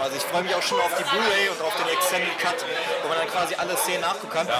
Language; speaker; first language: German; native; German